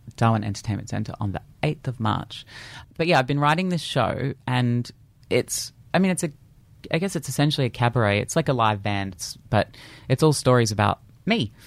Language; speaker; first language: English; native; English